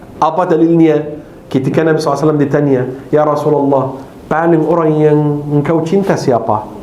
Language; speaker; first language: Malay; non-native, fluent; Arabic